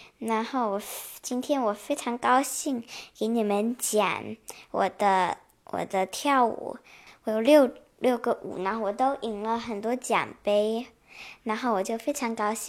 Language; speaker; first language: Chinese; early bilingual, heritage; Chinese